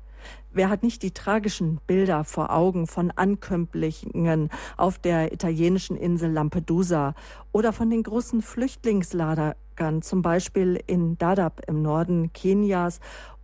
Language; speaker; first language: German; native; German